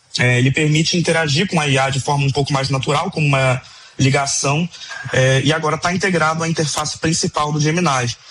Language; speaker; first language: Portuguese; native; Portuguese